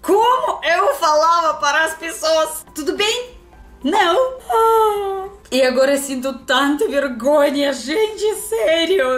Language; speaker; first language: Portuguese; non-native, fluent; Russian